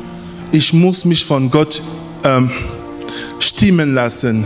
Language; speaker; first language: German; non-native, fluent; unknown